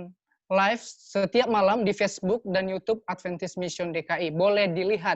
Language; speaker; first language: Indonesian; native; Indonesian